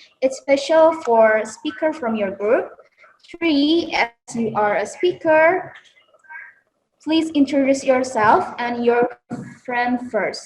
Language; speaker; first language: English; non-native, learner; Indonesian